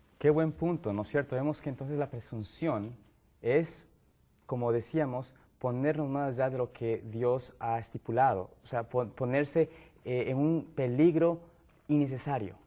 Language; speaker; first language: Spanish; native; Spanish